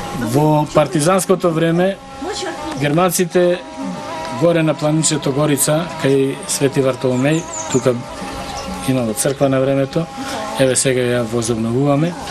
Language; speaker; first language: Macedonian; native; Macedonian